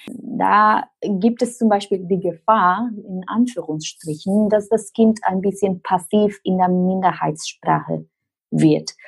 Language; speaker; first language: German; non-native, fluent; Spanish